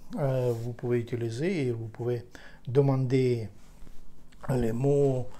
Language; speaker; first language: French; non-native, learner; Ukrainian